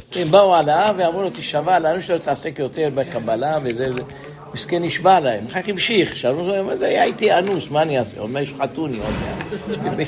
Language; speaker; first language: Hebrew; native; Hebrew